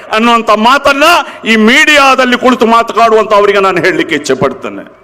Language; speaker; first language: Kannada; non-native, local second language; Urdu